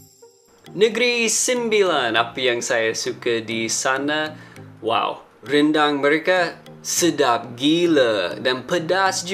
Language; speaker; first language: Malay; non-native, fluent; English